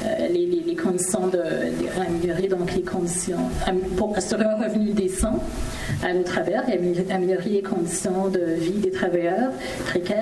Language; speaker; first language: French; native; French